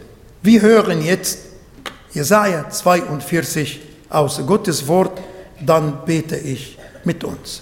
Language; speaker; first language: German; non-native, fluent; Arabic